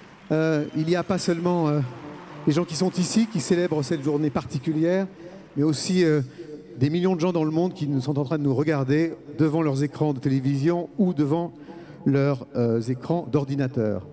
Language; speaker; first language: French; native; French